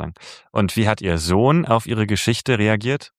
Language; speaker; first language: German; native; German